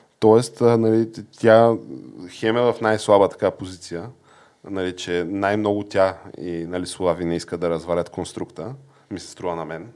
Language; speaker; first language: Bulgarian; native; Bulgarian